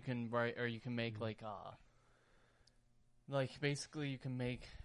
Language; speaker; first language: English; native; English